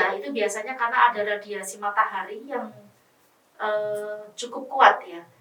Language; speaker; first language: Indonesian; native; Indonesian